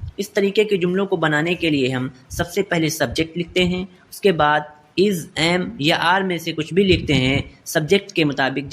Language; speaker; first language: Urdu; native; Urdu